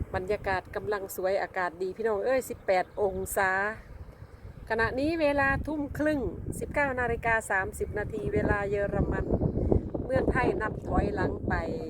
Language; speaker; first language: Thai; non-native, local second language; Northeastern Thai